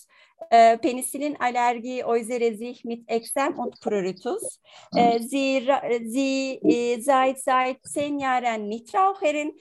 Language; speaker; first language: German; non-native, learner; Turkish